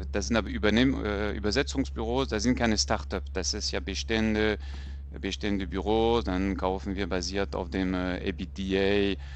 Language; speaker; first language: German; non-native, fluent; French